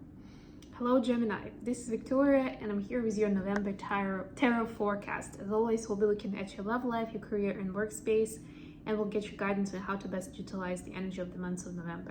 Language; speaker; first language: English; non-native, fluent; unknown